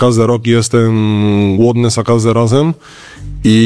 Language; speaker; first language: Polish; non-native, learner; Spanish